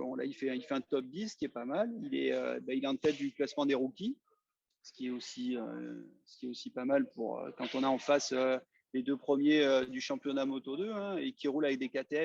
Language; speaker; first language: French; native; French